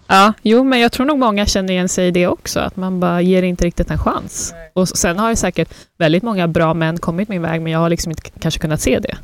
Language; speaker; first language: Swedish; early bilingual, other home language; Persian